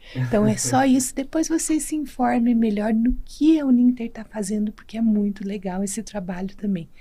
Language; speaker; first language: Portuguese; native; Portuguese